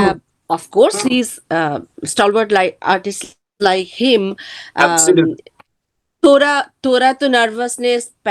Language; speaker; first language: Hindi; non-native, learner; Bangla